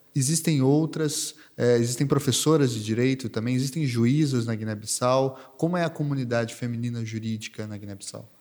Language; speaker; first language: Portuguese; native; Portuguese